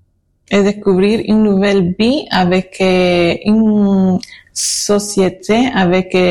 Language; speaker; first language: French; non-native, fluent; Spanish